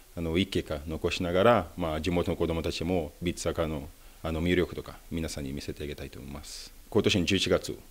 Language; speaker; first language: Japanese; early bilingual, other home language; Portuguese